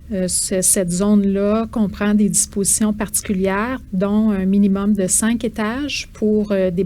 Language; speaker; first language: French; native; French